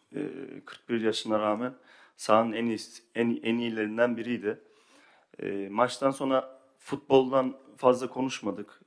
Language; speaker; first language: Turkish; early bilingual, heritage; Turkish